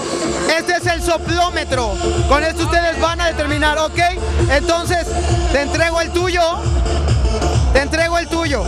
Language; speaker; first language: Spanish; native; Spanish